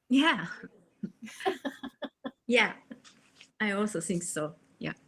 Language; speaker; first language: English; non-native, learner; Japanese